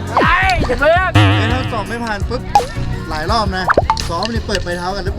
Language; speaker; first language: Thai; native; Thai